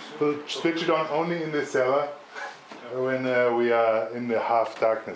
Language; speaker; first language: English; non-native, fluent; German